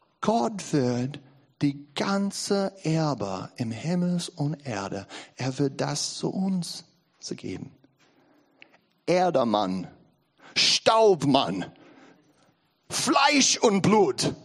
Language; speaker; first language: German; non-native, learner; English